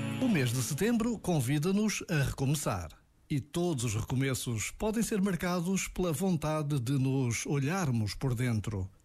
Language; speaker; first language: Portuguese; native; Portuguese